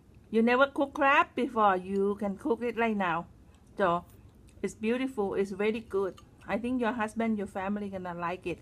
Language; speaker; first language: English; non-native, learner; Thai